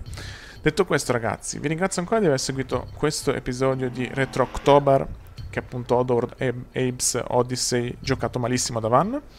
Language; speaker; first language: Italian; native; Italian